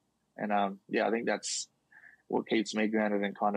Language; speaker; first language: English; native; English